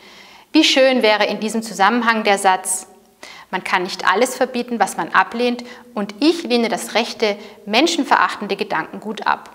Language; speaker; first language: German; native; German